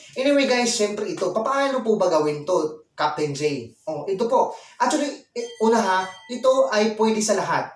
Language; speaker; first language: Filipino; non-native, local second language; Waray